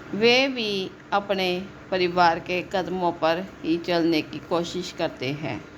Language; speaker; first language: Hindi; non-native, local second language; Punjabi